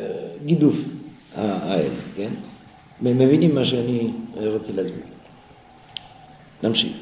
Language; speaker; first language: Hebrew; non-native, fluent; French